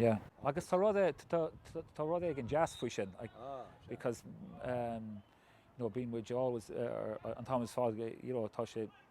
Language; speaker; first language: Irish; non-native, local second language; English